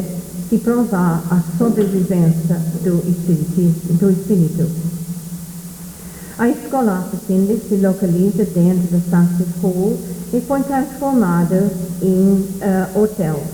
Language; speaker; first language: Portuguese; non-native, fluent; English